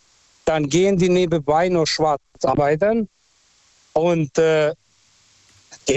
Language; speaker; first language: German; non-native, fluent; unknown